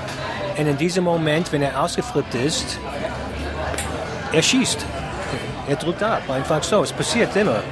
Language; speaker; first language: German; non-native, fluent; English